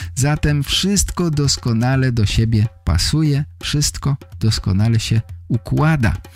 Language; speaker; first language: Polish; native; Polish